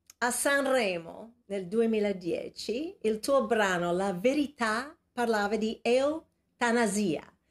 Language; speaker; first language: Italian; non-native, fluent; English